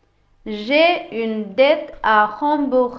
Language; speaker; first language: French; non-native, fluent; Tamil